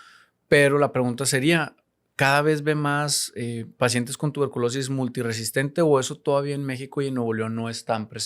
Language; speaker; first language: Spanish; native; Spanish